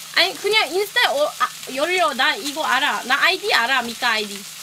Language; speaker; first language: Korean; non-native, learner; Swedish